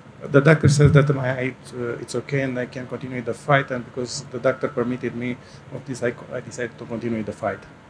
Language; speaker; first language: English; non-native, fluent; Romanian